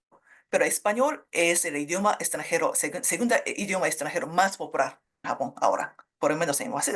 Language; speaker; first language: Spanish; non-native, fluent; Japanese